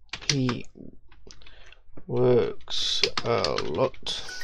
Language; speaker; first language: English; native; English